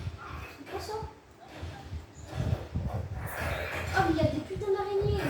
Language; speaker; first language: French; native; French